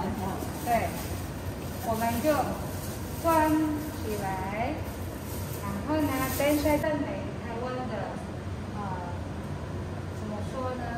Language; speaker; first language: Chinese; non-native, fluent; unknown